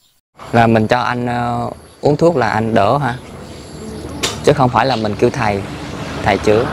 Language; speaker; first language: Vietnamese; native; Vietnamese